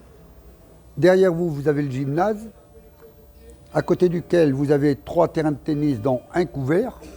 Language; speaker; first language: French; native; French